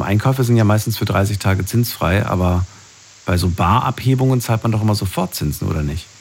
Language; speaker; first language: German; native; German